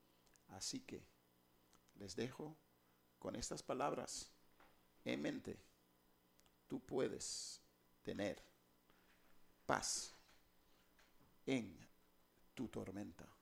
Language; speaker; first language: Spanish; non-native, fluent; English